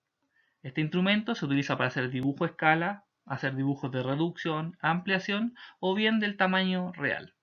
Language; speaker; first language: Spanish; native; Spanish